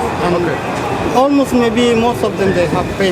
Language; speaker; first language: English; non-native, fluent; Arabic